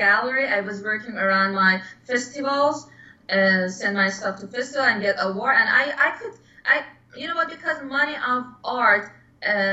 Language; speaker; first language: English; non-native, learner; Persian